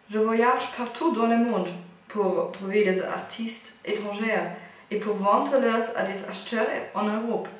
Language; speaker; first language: French; non-native, learner; German